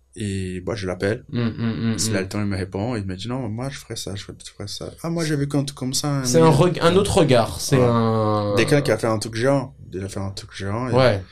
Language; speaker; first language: French; non-native, fluent; Portuguese